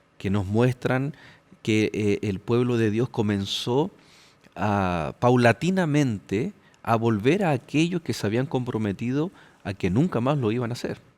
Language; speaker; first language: Spanish; native; Spanish